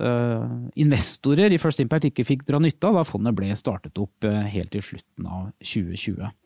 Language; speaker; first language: Norwegian; native; Norwegian